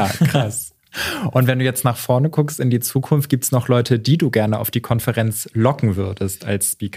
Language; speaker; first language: German; native; German